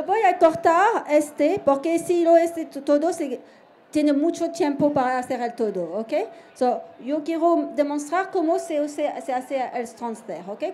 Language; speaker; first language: Spanish; non-native, learner; French